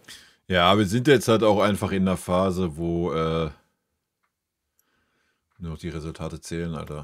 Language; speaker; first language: German; native; German